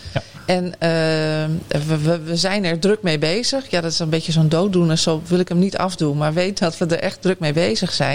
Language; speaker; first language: Dutch; native; Dutch